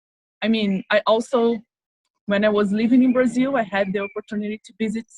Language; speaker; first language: English; non-native, fluent; Portuguese